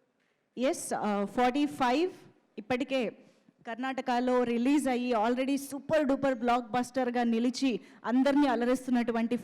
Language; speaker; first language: Telugu; native; Telugu